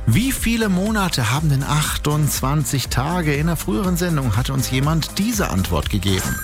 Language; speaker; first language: German; native; German